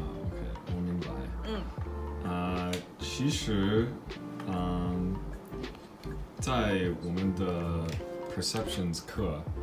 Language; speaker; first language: Chinese; non-native, learner; English